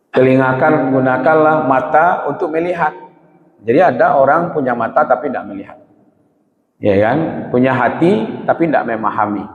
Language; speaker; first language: Malay; non-native, local second language; Minangkabau